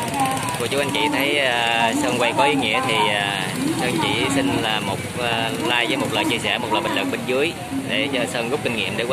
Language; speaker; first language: Vietnamese; native; Vietnamese